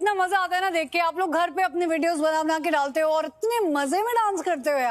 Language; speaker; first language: Hindi; native; Hindi